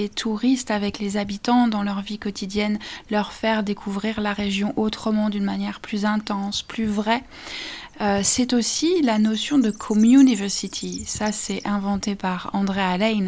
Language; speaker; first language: French; native; French